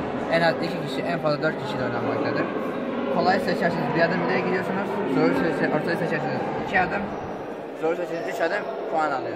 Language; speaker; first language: Turkish; native; Turkish